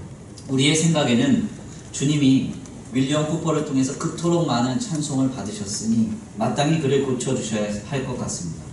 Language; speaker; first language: Korean; native; Korean